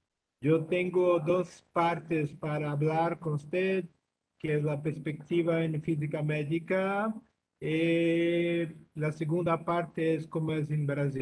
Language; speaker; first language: Spanish; non-native, learner; Portuguese